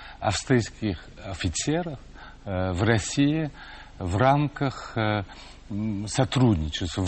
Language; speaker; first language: Russian; non-native, fluent; French